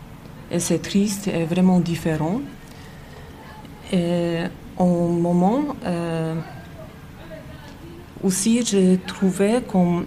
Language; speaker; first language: French; non-native, learner; Polish